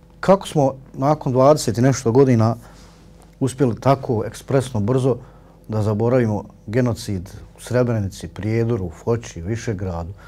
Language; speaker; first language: Bosnian; native; Bosnian